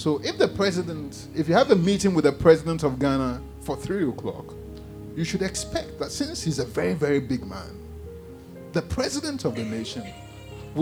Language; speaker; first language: English; non-native, local second language; Akan